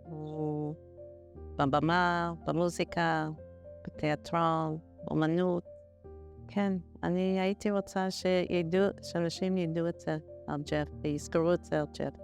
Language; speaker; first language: Hebrew; non-native, fluent; English